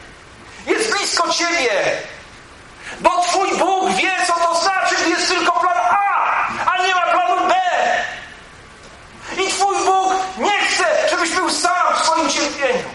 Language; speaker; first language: Polish; native; Polish